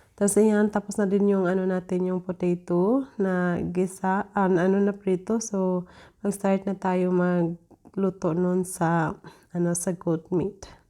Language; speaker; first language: Filipino; native; Filipino